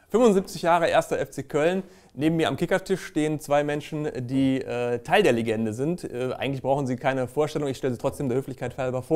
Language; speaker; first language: German; native; German